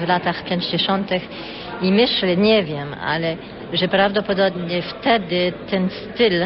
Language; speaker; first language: Polish; early bilingual, heritage; Polish